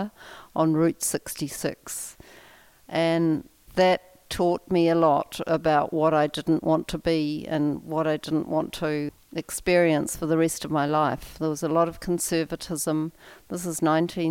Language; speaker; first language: English; native; English